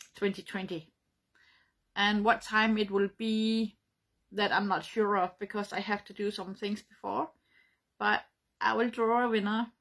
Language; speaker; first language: English; non-native, learner; Danish